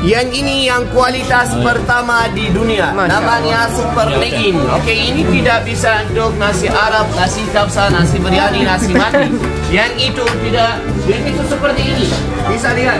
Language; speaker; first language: Indonesian; non-native, fluent; Turkish